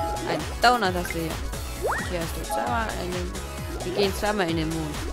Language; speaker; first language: German; native; German